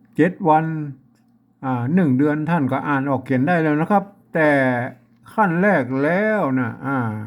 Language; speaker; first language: Thai; native; Thai